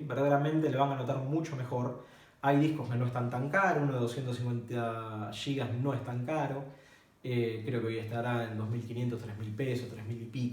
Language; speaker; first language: Spanish; native; Spanish